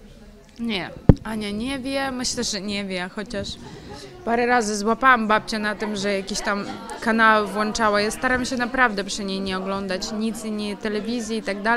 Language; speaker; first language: Polish; non-native, fluent; Ukrainian